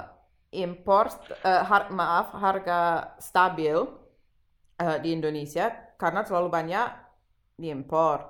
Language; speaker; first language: Indonesian; non-native, fluent; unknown